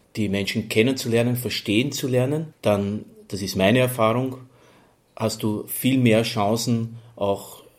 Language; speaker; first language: German; native; German